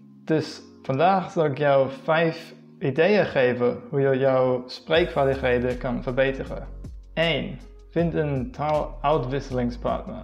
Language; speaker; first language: Dutch; non-native, fluent; English